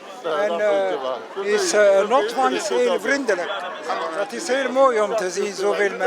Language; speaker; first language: Dutch; non-native, local second language; French